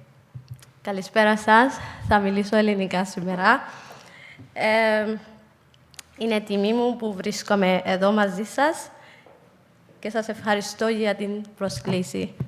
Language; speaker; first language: Greek; non-native, fluent; Somali